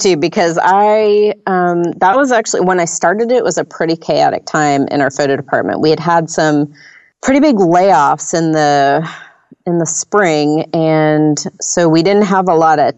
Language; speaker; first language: English; native; English